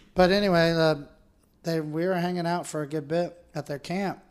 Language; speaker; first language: English; native; English